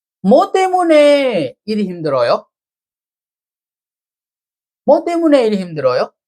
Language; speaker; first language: Korean; non-native, fluent; Sinhala